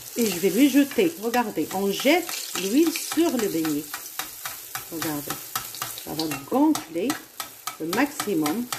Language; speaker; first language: French; non-native, local second language; Arabic